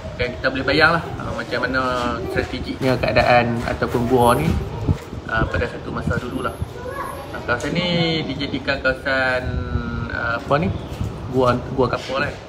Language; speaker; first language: Malay; native; Malay